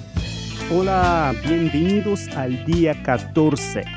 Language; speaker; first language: Spanish; non-native, fluent; Russian